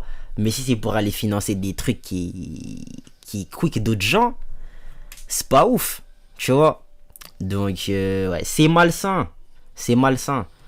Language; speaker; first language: French; native; French